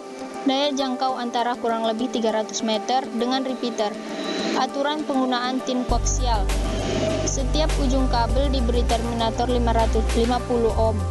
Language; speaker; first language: Indonesian; native; Indonesian